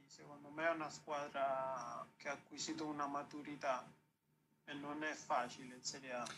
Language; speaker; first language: Italian; non-native, fluent; Spanish